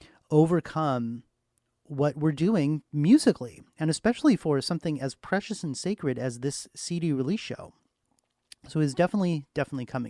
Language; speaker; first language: English; native; English